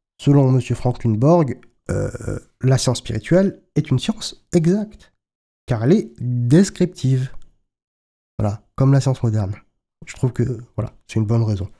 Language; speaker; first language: French; native; French